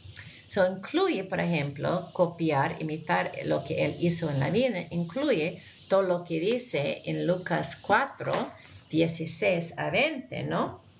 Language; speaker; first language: Spanish; non-native, fluent; English